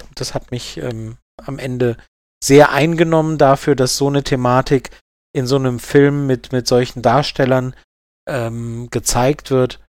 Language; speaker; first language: German; native; German